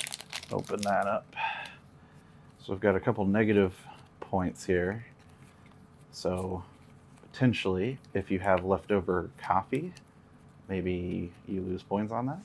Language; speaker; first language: English; native; English